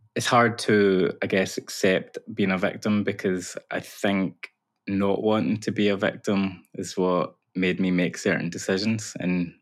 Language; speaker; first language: English; native; English